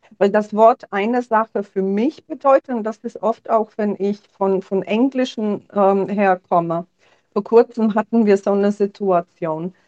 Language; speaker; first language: German; non-native, fluent; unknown